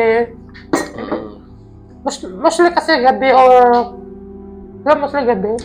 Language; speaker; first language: Filipino; non-native, local second language; Iloko